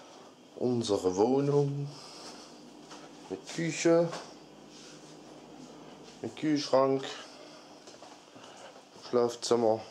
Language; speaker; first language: German; native; German